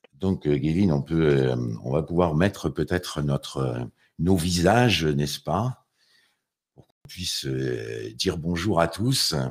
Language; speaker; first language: French; native; French